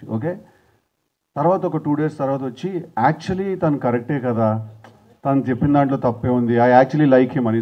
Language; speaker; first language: Telugu; native; Telugu